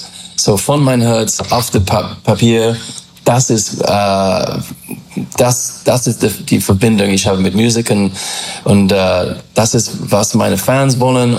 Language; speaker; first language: German; non-native, learner; English